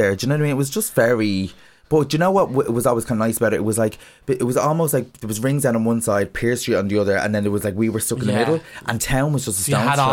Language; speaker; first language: English; native; English